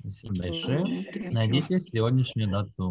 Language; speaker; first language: Russian; non-native, fluent; Korean